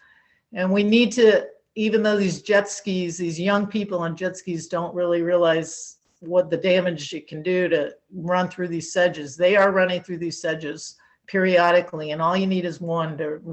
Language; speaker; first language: English; native; English